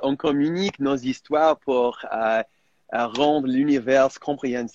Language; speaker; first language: French; non-native, fluent; English